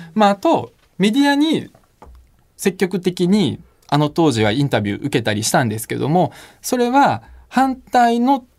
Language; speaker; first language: Japanese; early bilingual, other home language; Russian